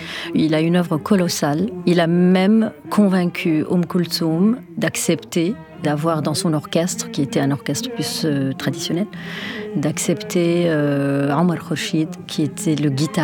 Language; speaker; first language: French; non-native, local second language; Arabic